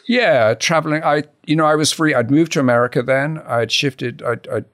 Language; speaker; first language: English; native; English